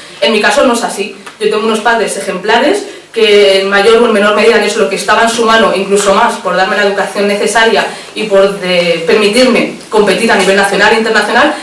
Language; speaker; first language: Spanish; early bilingual, other home language; Arabic